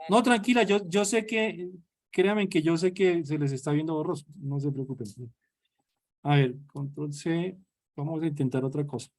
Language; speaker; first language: Spanish; native; Spanish